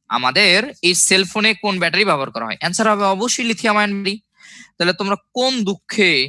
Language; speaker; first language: Bangla; native; Bangla